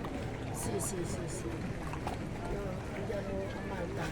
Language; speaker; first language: Italian; non-native, fluent; Filipino